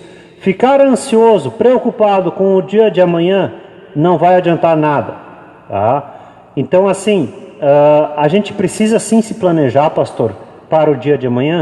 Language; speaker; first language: Portuguese; native; Portuguese